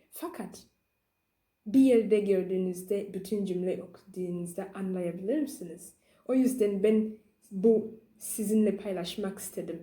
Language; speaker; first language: Turkish; non-native, learner; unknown